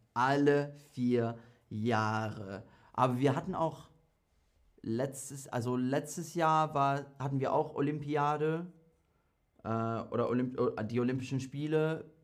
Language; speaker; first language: German; non-native, fluent; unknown